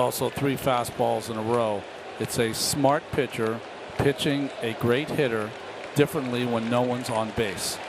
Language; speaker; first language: English; native; English